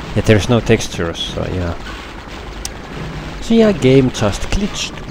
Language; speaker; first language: English; non-native, fluent; Finnish